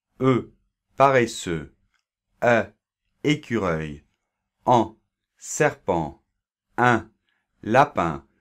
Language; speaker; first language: French; native; French